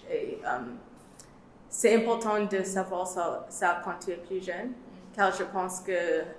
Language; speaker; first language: French; non-native, learner; English